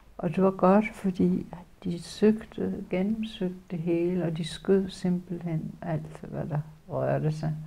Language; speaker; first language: Danish; early bilingual, other home language; Polish